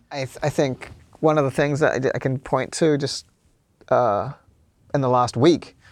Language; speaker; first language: English; native; English